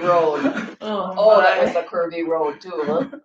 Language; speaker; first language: English; native; English